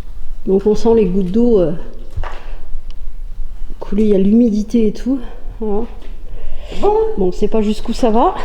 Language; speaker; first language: French; native; French